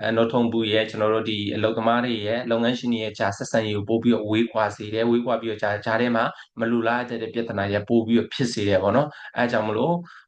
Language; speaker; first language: Burmese; native; Burmese